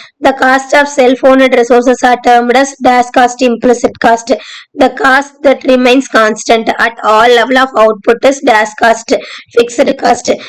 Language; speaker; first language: English; non-native, local second language; Tamil